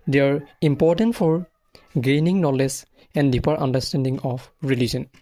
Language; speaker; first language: English; non-native, local second language; Assamese